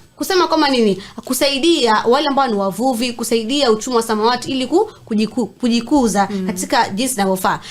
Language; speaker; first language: Swahili; native; Swahili